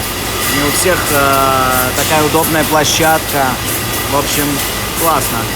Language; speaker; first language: Russian; native; Russian